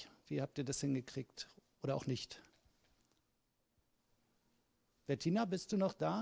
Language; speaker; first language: German; native; German